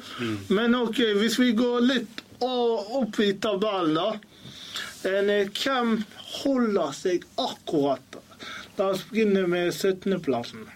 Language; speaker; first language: Norwegian; early bilingual, other home language; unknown